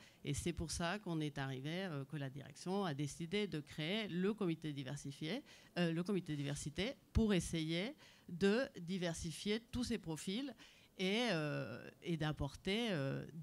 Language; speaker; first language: French; native; French